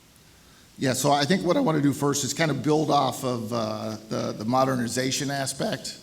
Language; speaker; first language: English; native; English